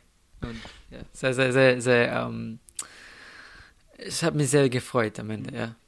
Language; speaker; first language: German; non-native, fluent; Slovenian